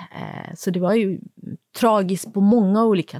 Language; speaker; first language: Swedish; non-native, fluent; Kurdish